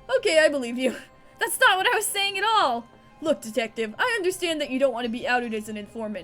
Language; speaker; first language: English; native; English